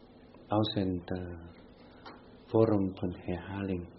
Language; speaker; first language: Dutch; non-native, fluent; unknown